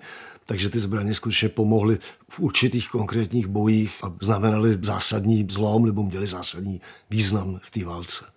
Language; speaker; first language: Czech; native; Czech